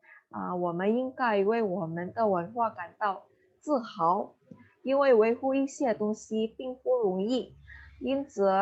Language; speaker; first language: Chinese; non-native, learner; Indonesian